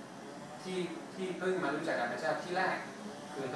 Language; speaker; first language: Thai; non-native, fluent; English